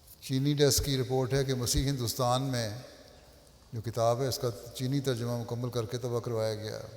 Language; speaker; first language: Urdu; native; Urdu